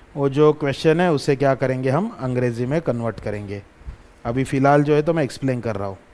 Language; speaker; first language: Hindi; non-native, local second language; Marathi